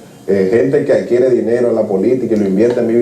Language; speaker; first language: Spanish; native; Spanish